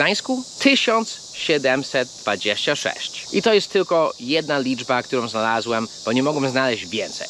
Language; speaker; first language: Polish; non-native, fluent; English